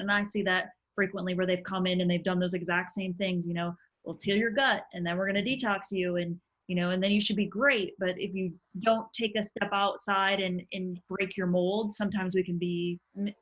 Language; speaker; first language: English; native; English